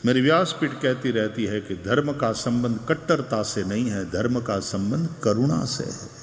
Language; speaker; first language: Hindi; non-native, local second language; Gujarati